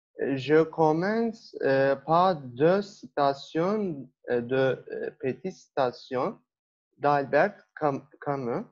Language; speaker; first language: French; non-native, learner; Turkish